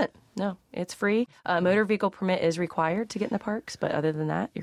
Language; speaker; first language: English; native; English